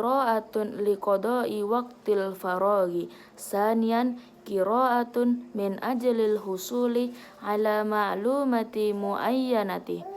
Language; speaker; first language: Arabic; non-native, learner; Indonesian